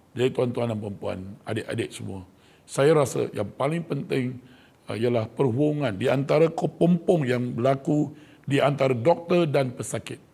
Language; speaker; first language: Malay; non-native, local second language; Chinese